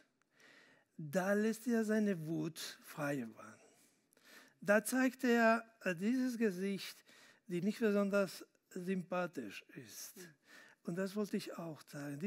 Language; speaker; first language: German; non-native, fluent; Spanish